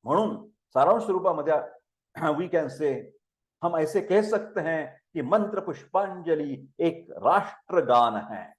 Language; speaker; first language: Hindi; non-native, local second language; Marathi